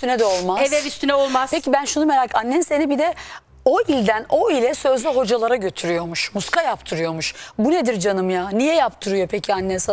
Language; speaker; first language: Turkish; native; Turkish